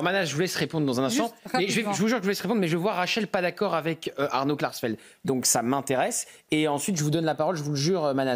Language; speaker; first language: French; native; French